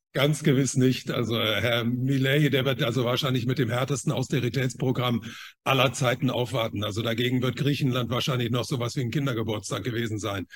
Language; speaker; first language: German; non-native, fluent; Chinese